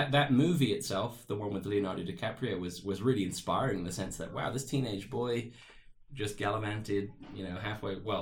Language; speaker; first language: English; native; English